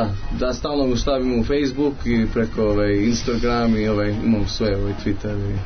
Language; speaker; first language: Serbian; early bilingual, heritage; Serbian